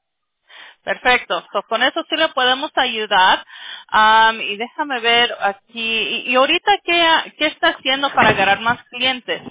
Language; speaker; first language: Spanish; early bilingual, other home language; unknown